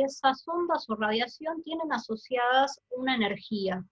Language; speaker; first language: Spanish; native; Spanish